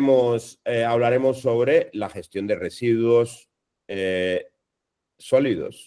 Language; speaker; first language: Spanish; native; Spanish